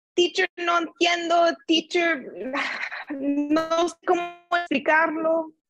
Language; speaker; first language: Spanish; non-native, learner; English